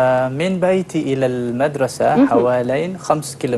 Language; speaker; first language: Arabic; non-native, fluent; Malay